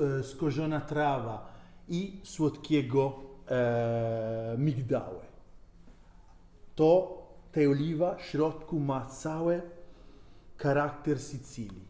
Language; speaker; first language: Polish; non-native, learner; Italian